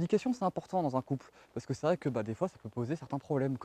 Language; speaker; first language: French; native; French